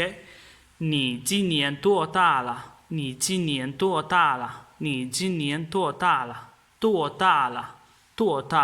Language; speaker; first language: Chinese; non-native, fluent; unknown